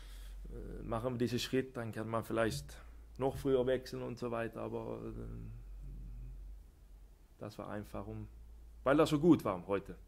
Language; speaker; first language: German; non-native, fluent; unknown